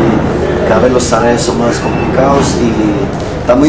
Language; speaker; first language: Spanish; early bilingual, heritage; Spanish